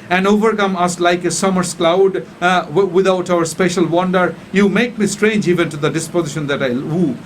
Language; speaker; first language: English; non-native, fluent; Bangla